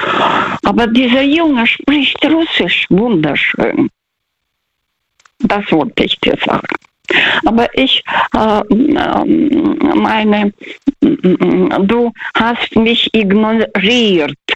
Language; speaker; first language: German; non-native, learner; Russian